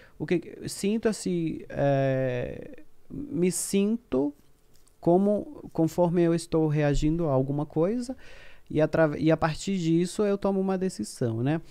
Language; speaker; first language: Portuguese; non-native, fluent; Spanish